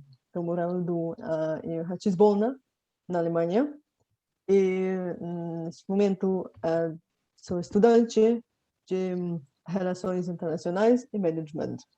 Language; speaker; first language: Portuguese; non-native, fluent; Bulgarian